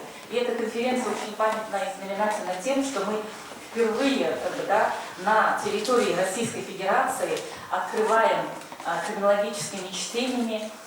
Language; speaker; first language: Russian; native; Russian